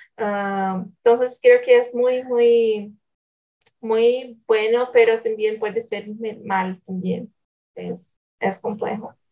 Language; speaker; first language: Spanish; non-native, learner; Portuguese